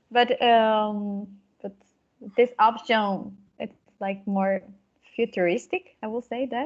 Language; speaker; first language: English; non-native, fluent; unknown